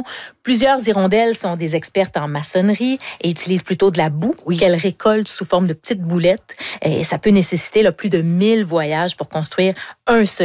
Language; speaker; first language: French; native; French